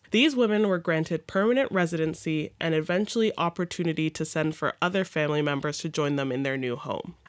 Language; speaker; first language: English; native; English